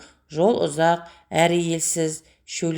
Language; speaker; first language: Kazakh; native; Kazakh